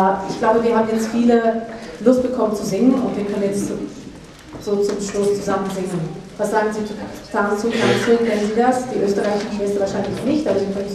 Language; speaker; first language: German; non-native, fluent; Slovak